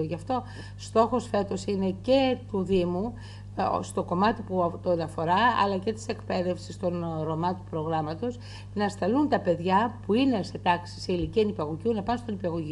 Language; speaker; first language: Greek; native; Greek